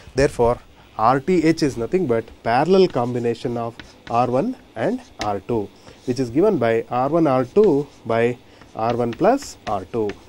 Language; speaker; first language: English; non-native, local second language; Kannada